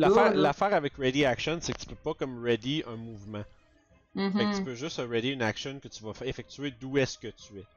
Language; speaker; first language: French; native; French